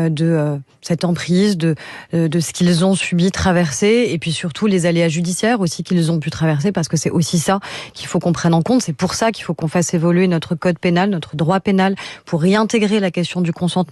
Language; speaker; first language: French; native; French